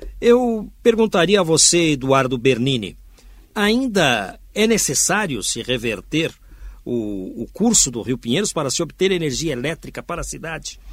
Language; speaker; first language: Portuguese; native; Portuguese